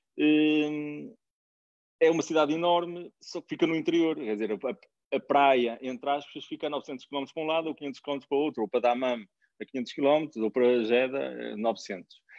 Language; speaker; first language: Portuguese; native; Portuguese